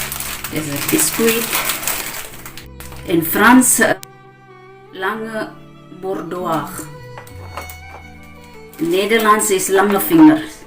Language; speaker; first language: Dutch; non-native, learner; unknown